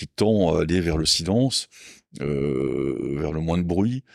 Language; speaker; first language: French; native; French